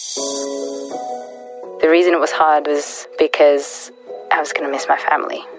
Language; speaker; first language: English; early bilingual, other home language; Russian